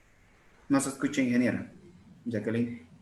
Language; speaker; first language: Spanish; native; Spanish